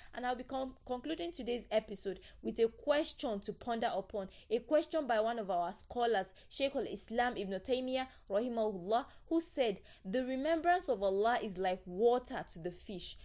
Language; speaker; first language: English; non-native, local second language; Yoruba